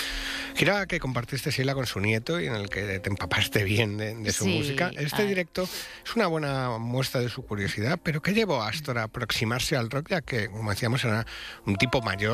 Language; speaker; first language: Spanish; native; Spanish